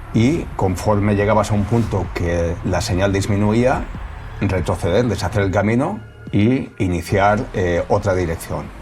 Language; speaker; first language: Spanish; native; Spanish